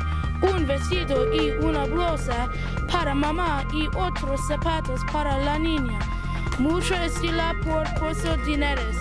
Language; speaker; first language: Spanish; non-native, learner; English